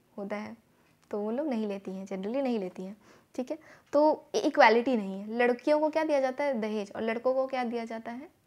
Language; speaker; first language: Hindi; native; Hindi